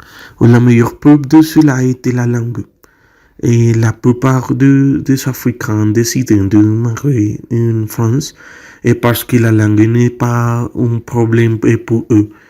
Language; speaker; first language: French; non-native, learner; Spanish